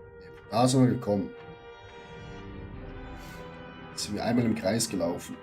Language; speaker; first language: German; native; German